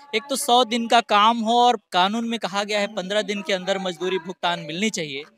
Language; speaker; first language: Hindi; native; Hindi